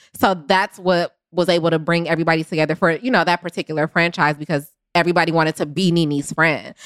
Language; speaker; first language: English; native; English